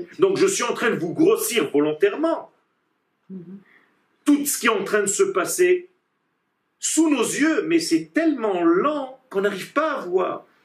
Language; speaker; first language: French; non-native, fluent; Hebrew